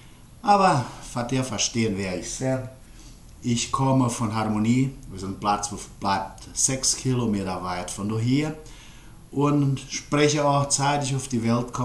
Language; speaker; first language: German; early bilingual, heritage; German